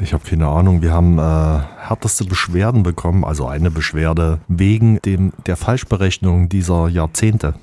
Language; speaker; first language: German; native; German